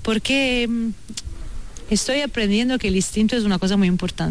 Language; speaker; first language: Spanish; non-native, fluent; Italian